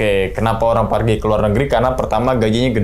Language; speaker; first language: Indonesian; native; Indonesian